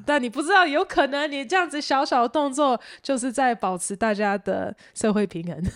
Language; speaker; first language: Chinese; early bilingual, heritage; Chinese